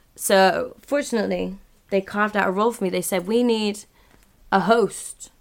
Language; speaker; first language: English; native; English